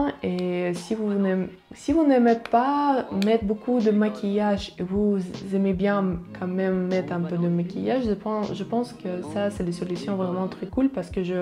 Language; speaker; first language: French; non-native, learner; Russian